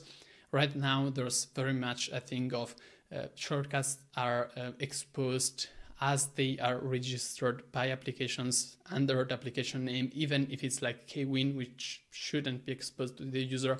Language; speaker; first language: English; non-native, fluent; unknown